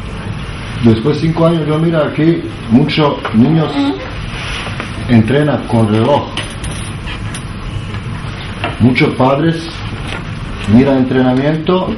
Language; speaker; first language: Spanish; non-native, learner; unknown